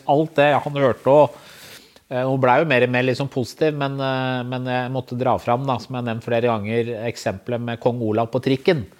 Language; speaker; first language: Norwegian; native; Norwegian